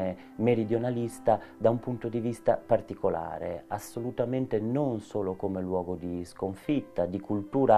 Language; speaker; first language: Italian; native; Italian